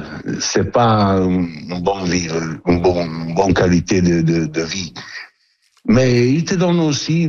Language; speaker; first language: French; non-native, learner; Italian